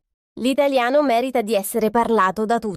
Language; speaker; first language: Italian; non-native, fluent; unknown